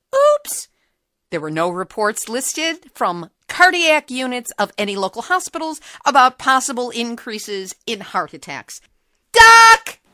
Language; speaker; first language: English; native; English